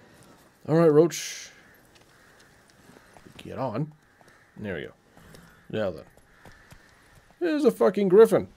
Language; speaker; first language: English; native; English